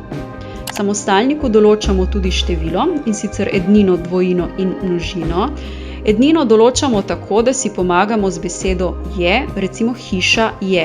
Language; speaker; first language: Slovenian; native; Slovenian